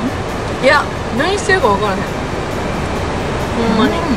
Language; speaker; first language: Japanese; native; Japanese